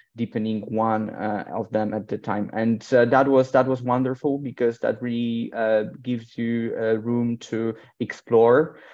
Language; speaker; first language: English; non-native, fluent; Polish